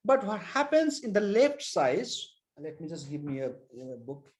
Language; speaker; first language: English; non-native, local second language; Nepali